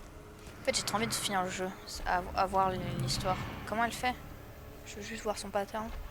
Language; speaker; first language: French; native; French